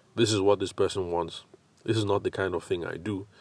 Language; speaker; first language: English; non-native, local second language; Yoruba